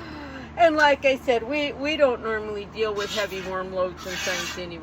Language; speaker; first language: English; native; English